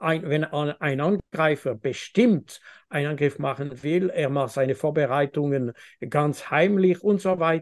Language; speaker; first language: German; non-native, fluent; French